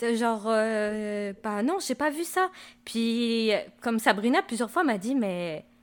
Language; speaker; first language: French; native; French